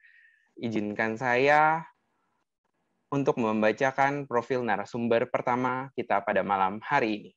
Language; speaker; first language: Indonesian; native; Indonesian